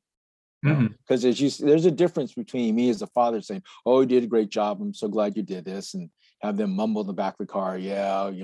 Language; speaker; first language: English; native; English